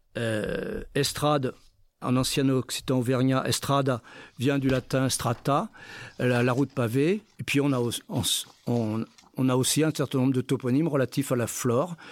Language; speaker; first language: French; native; French